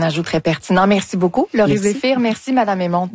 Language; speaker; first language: French; native; French